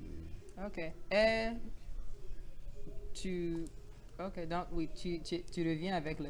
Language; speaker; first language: French; non-native, learner; English